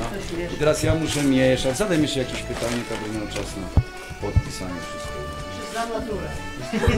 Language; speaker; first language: Polish; native; Polish